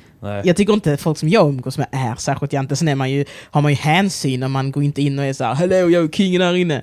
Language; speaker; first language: Swedish; native; Swedish